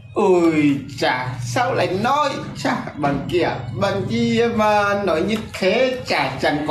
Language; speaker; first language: Vietnamese; non-native, fluent; Portuguese